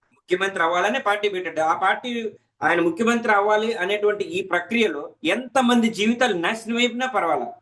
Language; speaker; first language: Telugu; native; Telugu